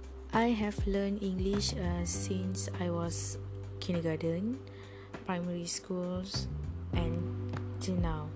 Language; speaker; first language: English; non-native, learner; Malay